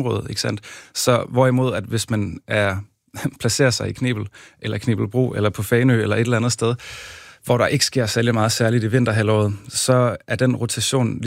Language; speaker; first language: Danish; native; Danish